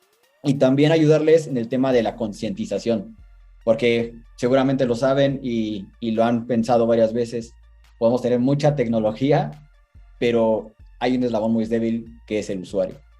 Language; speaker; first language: Spanish; native; Spanish